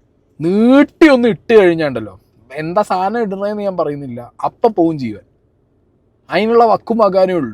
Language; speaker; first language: Malayalam; native; Malayalam